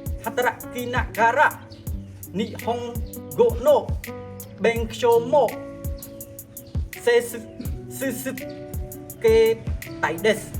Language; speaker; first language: Japanese; non-native, learner; Khmer